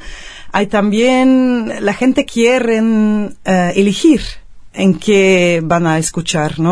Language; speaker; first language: Spanish; non-native, fluent; Dutch